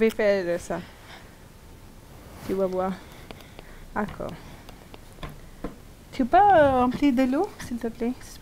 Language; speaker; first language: French; non-native, learner; Hindi